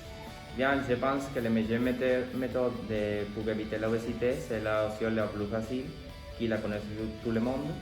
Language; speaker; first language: French; non-native, learner; Spanish